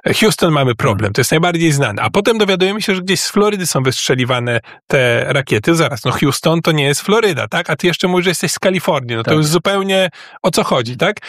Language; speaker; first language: Polish; native; Polish